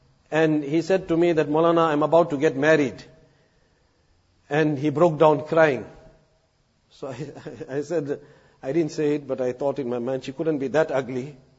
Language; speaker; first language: English; native; English